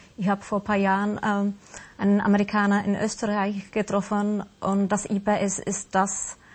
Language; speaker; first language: German; non-native, fluent; Russian